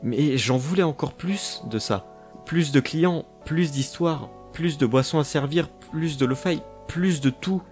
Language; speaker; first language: French; native; French